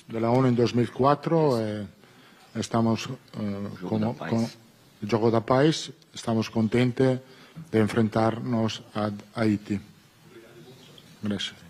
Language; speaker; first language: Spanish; non-native, fluent; Italian